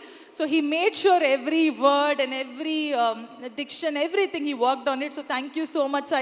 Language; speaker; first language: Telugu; non-native, learner; Kannada